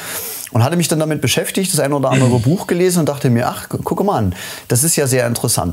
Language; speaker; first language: German; native; German